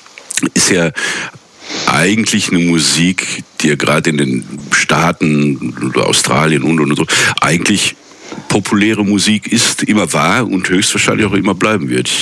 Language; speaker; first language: German; native; German